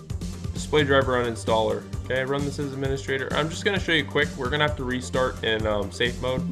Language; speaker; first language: English; native; English